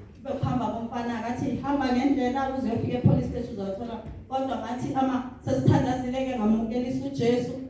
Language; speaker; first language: Zulu; non-native, local second language; Southern Sotho